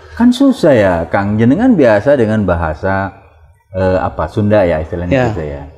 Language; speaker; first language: Indonesian; native; Indonesian